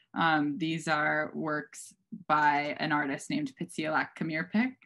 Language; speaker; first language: English; native; English